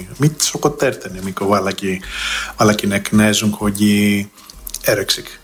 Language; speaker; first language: Hungarian; non-native, learner; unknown